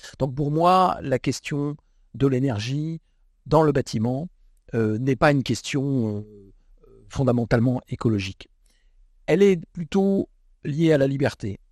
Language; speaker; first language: French; native; French